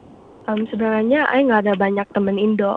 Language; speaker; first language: Indonesian; early bilingual, heritage; English